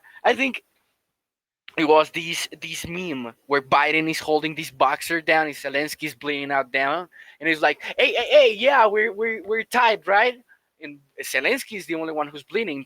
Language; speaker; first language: English; non-native, fluent; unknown